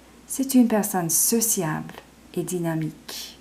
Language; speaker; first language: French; non-native, fluent; English